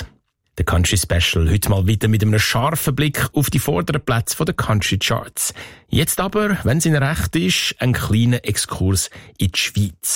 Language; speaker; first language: German; native; German